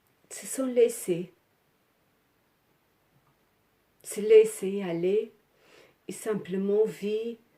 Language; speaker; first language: French; non-native, learner; Portuguese